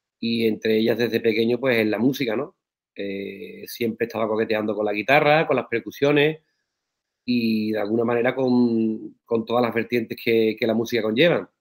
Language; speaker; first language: Spanish; native; Spanish